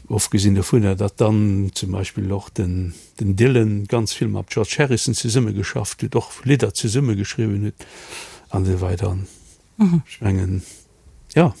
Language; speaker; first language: Luxembourgish; native; Luxembourgish